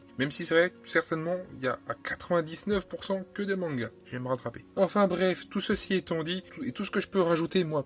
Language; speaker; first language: French; native; French